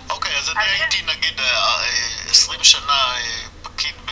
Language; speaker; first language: Hebrew; native; Hebrew